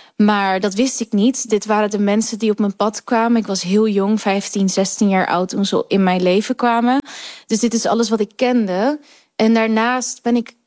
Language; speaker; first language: Dutch; early bilingual, other home language; Kurdish